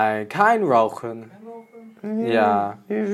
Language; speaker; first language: German; non-native, learner; English